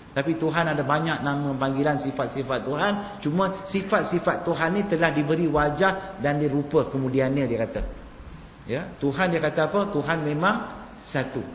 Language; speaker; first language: Malay; non-native, local second language; Tamil